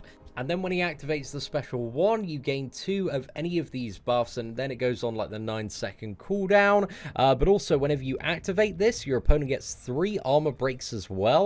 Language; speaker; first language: English; native; English